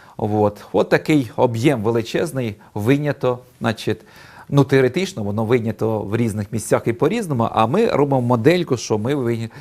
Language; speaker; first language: Ukrainian; native; Ukrainian